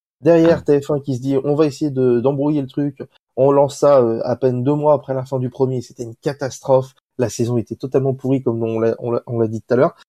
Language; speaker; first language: French; native; French